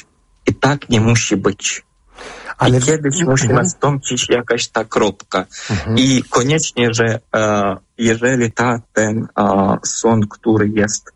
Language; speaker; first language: Polish; non-native, fluent; Ukrainian